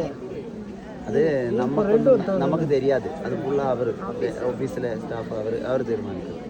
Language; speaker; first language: Tamil; non-native, learner; Malayalam